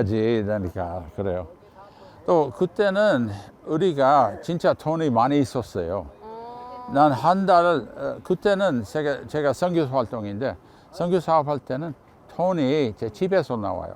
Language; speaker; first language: Korean; non-native, fluent; English